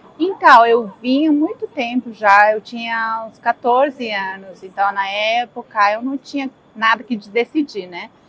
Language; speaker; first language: Portuguese; early bilingual, other home language; Spanish